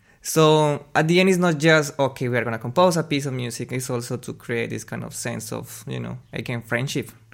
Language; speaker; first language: English; non-native, fluent; Spanish